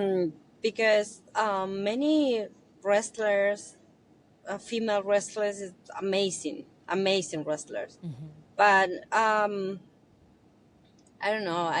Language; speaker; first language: English; non-native, learner; Spanish